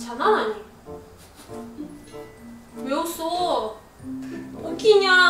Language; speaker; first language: Korean; non-native, fluent; Russian